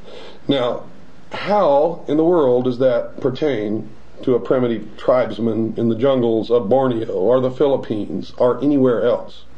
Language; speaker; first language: English; native; English